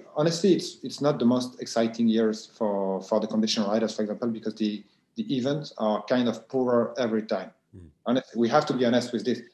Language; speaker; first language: English; non-native, fluent; French